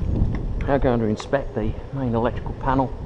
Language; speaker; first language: English; native; English